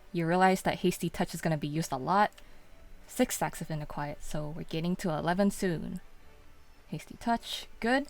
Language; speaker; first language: English; native; English